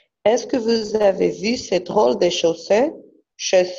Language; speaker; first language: French; non-native, learner; Portuguese